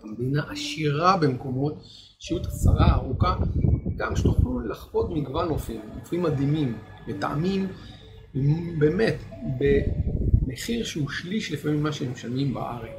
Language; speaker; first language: Hebrew; native; Hebrew